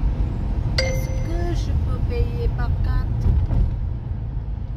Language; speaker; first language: French; non-native, learner; Vietnamese